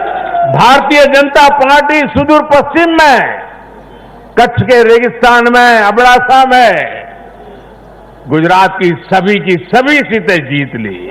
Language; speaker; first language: Hindi; non-native, local second language; Gujarati